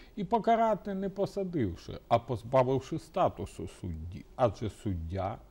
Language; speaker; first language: Ukrainian; native; Ukrainian